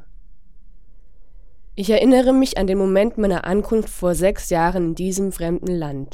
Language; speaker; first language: German; non-native, fluent; Chinese